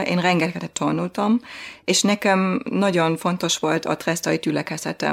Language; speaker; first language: Hungarian; non-native, fluent; German